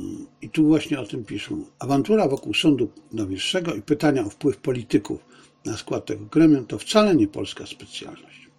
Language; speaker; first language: Polish; native; Polish